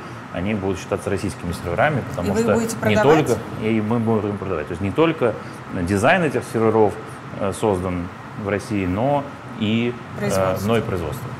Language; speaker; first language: Russian; native; Russian